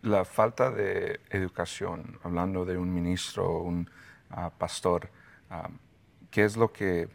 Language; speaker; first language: Spanish; early bilingual, heritage; Spanish